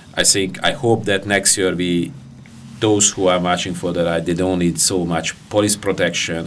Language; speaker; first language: English; non-native, fluent; Hungarian